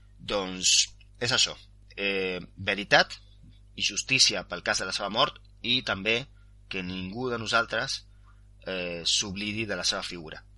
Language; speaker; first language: Catalan; non-native, local second language; Spanish